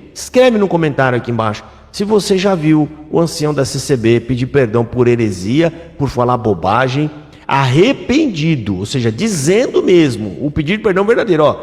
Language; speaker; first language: Portuguese; native; Portuguese